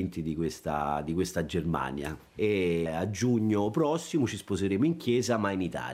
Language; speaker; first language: Italian; native; Italian